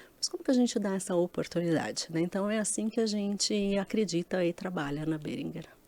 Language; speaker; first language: Portuguese; native; Portuguese